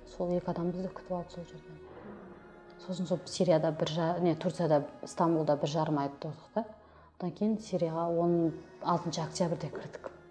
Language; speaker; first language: Kazakh; native; Kazakh